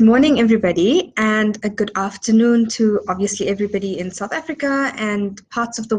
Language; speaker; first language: English; native; English